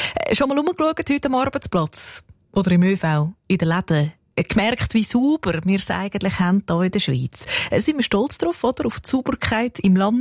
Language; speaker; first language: German; native; German